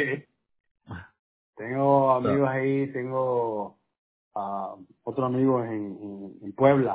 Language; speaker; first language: Spanish; native; Spanish